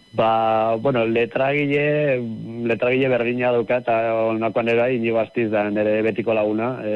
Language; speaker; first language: Basque; native; Basque